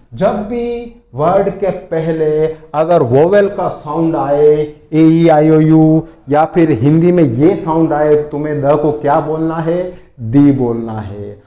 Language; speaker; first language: Hindi; native; Hindi